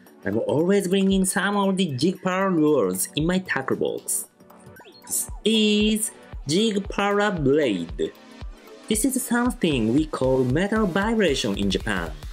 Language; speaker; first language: English; non-native, fluent; Japanese